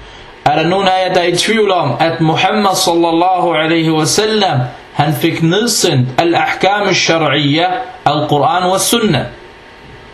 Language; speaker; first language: Danish; early bilingual, other home language; Arabic